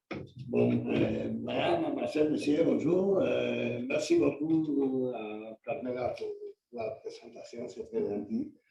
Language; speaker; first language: French; non-native, fluent; Spanish